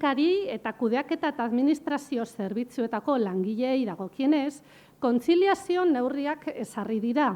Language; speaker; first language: Basque; native; Basque